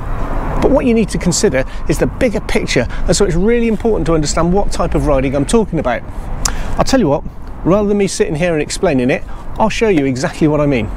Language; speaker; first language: English; native; English